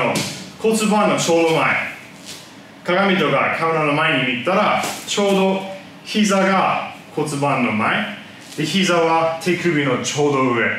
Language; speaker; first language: Japanese; non-native, fluent; English